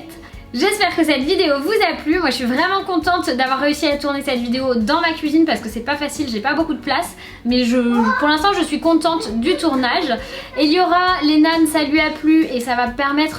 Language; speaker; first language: French; native; French